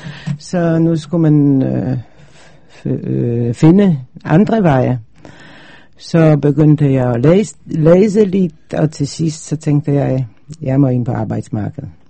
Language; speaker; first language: Danish; non-native, fluent; Polish